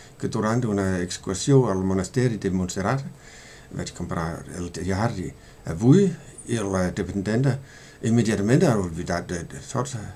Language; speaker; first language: Catalan; non-native, learner; Danish